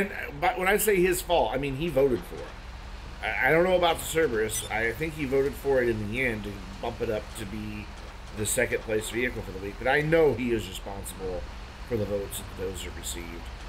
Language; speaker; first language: English; native; English